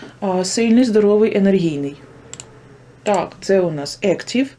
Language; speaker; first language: Ukrainian; native; Ukrainian